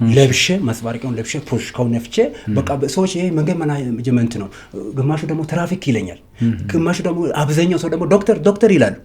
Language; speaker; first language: Amharic; non-native, local second language; Wolaytta